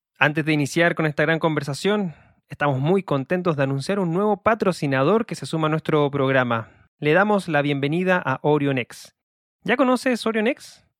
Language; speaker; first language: Spanish; native; Spanish